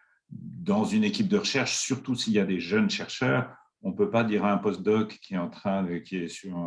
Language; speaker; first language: French; native; French